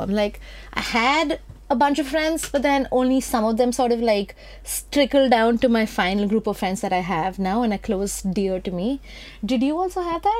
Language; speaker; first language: English; non-native, local second language; Hindi